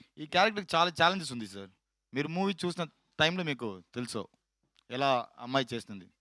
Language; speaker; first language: Telugu; non-native, learner; Tamil